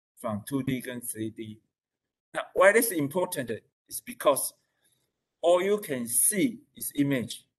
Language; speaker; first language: English; non-native, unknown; Chinese